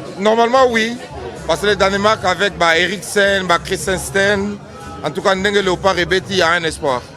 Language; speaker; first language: French; non-native, local second language; Lingala